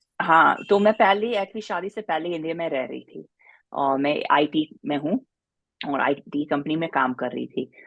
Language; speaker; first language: Hindi; non-native, fluent; English